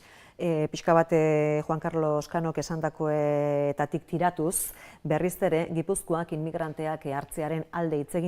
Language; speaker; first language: Basque; native; Basque